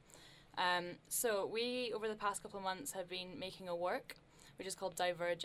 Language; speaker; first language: English; native; English